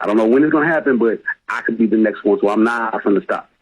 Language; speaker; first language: English; native; English